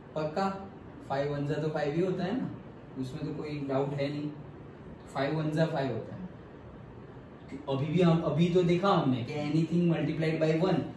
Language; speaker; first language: Hindi; non-native, local second language; Gujarati